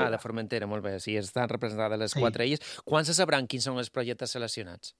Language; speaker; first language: Catalan; native; Catalan